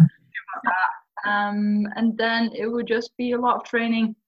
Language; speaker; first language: English; non-native, fluent; Faroese